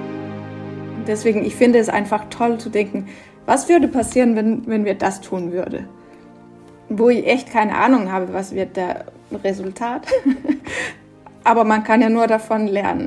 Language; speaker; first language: German; non-native, fluent; Danish